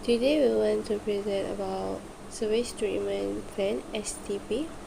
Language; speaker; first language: English; non-native, local second language; Malay